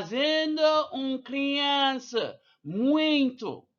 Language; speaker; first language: Portuguese; non-native, learner; English